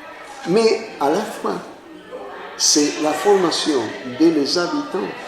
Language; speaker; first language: French; non-native, fluent; Spanish